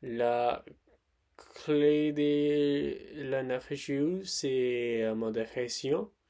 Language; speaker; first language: French; non-native, learner; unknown